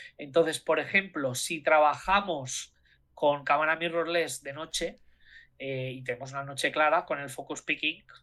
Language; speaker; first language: Spanish; native; Spanish